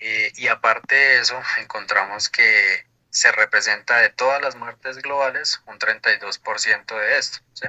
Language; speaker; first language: Spanish; native; Spanish